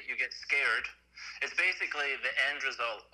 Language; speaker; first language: English; native; English